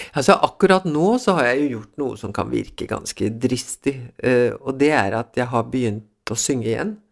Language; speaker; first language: Norwegian; early bilingual, other home language; Swedish